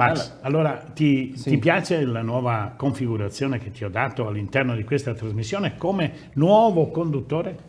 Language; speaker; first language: Italian; native; Italian